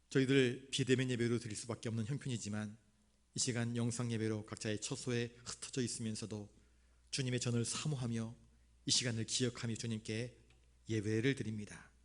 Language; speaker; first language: Korean; native; Korean